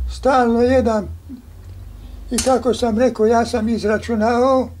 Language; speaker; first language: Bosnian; non-native, local second language; Hungarian